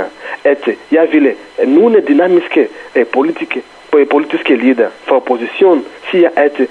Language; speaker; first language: Danish; non-native, fluent; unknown